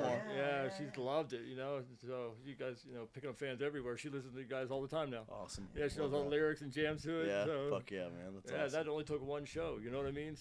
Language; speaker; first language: English; native; English